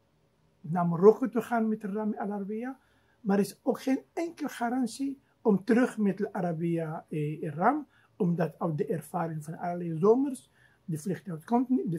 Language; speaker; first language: Dutch; non-native, fluent; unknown